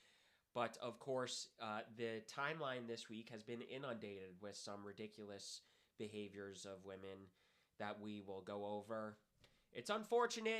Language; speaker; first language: English; native; English